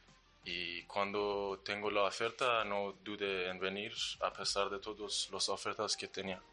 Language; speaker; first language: Spanish; non-native, learner; Persian